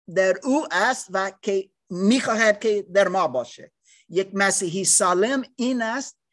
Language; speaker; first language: Persian; non-native, learner; English